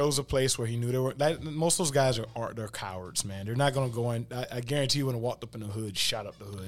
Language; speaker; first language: English; native; English